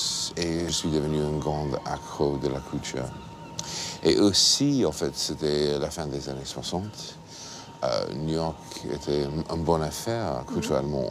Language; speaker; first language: French; non-native, fluent; English